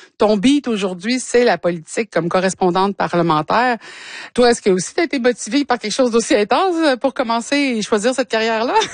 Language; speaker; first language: French; native; French